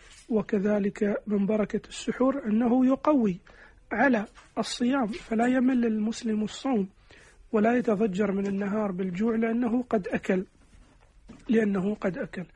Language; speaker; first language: Arabic; native; Arabic